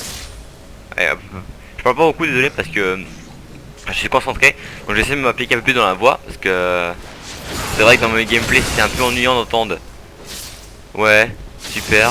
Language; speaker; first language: French; native; French